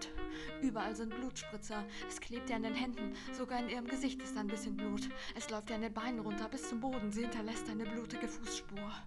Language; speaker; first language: German; native; German